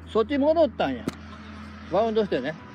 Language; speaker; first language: Japanese; native; Japanese